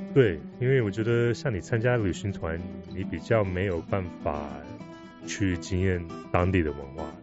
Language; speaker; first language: Chinese; early bilingual, heritage; Chinese